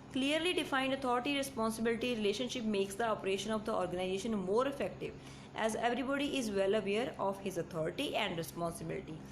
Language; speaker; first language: English; non-native, local second language; Punjabi